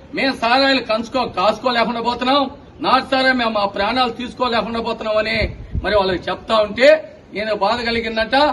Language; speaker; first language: Telugu; native; Telugu